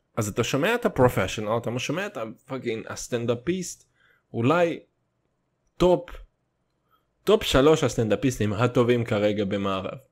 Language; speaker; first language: Hebrew; early bilingual, other home language; Russian